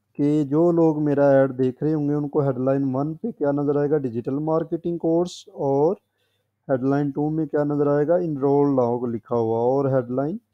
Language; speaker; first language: Urdu; non-native, local second language; Punjabi